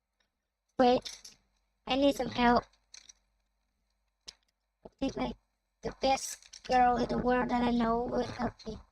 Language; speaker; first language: English; non-native, fluent; Thai